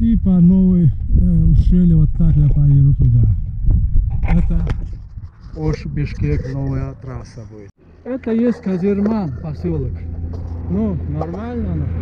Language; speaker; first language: Russian; non-native, fluent; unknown